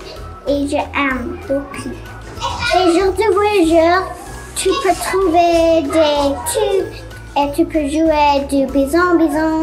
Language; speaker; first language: French; non-native, local second language; English